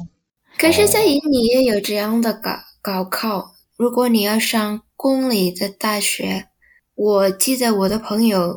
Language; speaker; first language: Chinese; non-native, learner; Indonesian